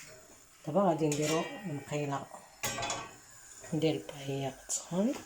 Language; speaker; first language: Arabic; native; Arabic